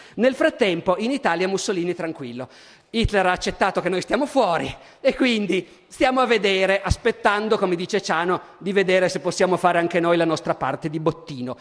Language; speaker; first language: Italian; native; Italian